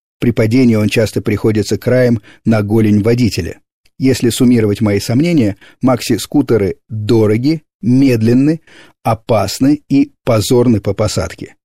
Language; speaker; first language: Russian; native; Russian